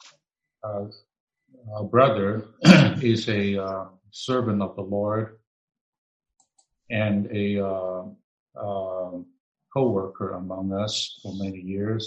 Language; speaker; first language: English; non-native, local second language; Cantonese